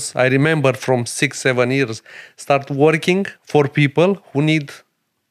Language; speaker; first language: English; non-native, learner; Romanian